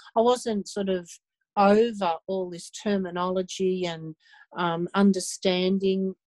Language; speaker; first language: English; native; English